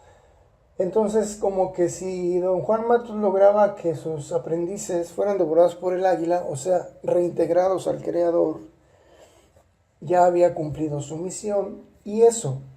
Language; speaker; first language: Spanish; native; Spanish